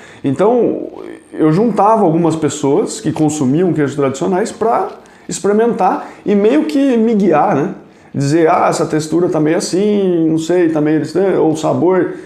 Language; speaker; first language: Portuguese; native; Portuguese